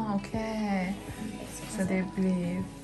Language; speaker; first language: Swedish; non-native, learner; Japanese